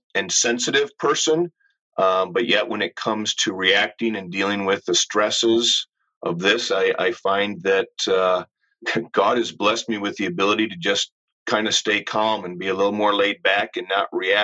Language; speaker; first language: English; native; English